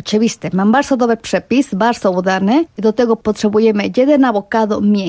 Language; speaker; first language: Polish; non-native, fluent; Spanish